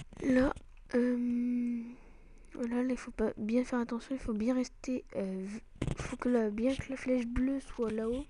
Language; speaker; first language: French; native; French